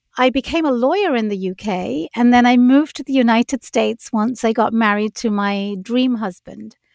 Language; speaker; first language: English; native; English